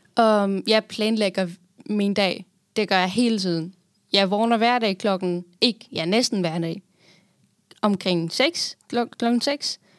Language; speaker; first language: Danish; non-native, fluent; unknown